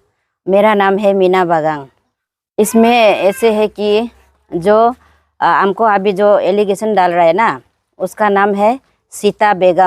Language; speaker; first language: Hindi; non-native, local second language; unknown